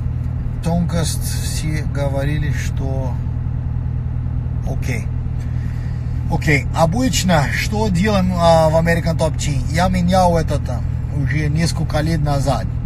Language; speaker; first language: Russian; non-native, learner; Portuguese